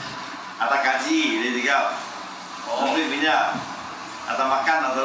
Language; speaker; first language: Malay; non-native, local second language; Chinese